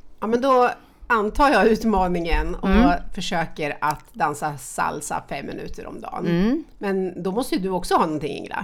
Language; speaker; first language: Swedish; native; Swedish